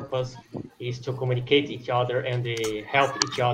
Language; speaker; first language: English; non-native, fluent; Portuguese